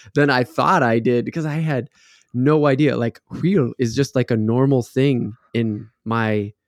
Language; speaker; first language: English; early bilingual, other home language; Finnish